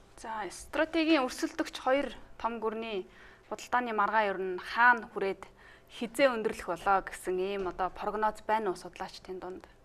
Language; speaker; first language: Mongolian; native; Mongolian